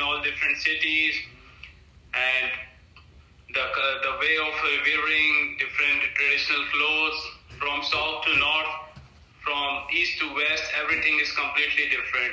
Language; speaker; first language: English; non-native, local second language; Hindi